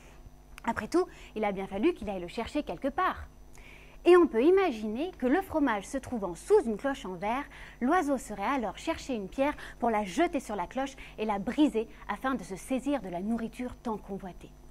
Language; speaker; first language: French; native; French